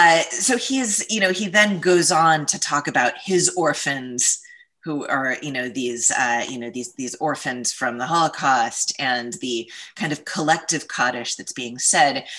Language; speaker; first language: English; native; English